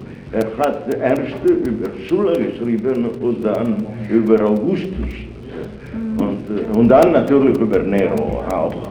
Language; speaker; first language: German; non-native, fluent; Italian